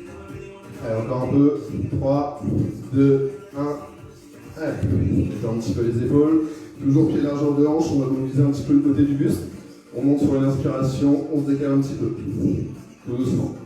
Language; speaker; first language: French; native; French